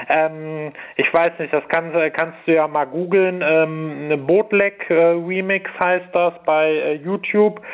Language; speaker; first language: German; native; German